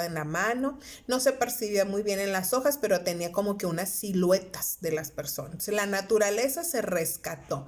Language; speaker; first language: Spanish; native; Spanish